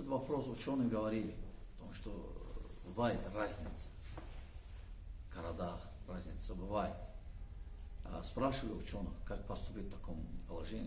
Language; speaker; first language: Russian; non-native, learner; Azerbaijani